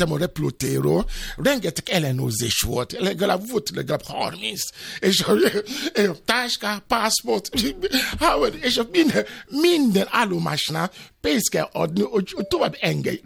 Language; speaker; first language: Hungarian; non-native, fluent; Yoruba